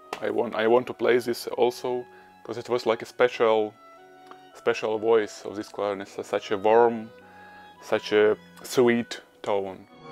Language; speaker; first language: English; non-native, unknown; Ukrainian